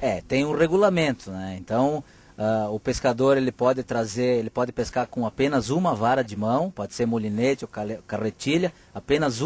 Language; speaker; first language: Portuguese; native; Portuguese